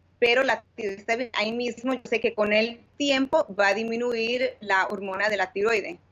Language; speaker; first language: Spanish; early bilingual, heritage; Spanish